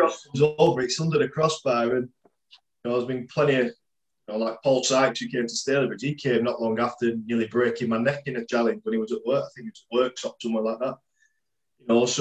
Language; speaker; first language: English; native; English